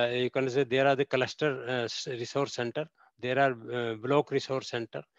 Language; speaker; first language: English; non-native, local second language; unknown